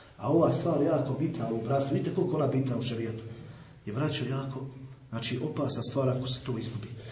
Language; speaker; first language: Bosnian; native; Bosnian